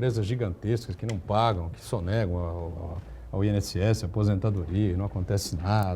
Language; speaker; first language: Portuguese; native; Portuguese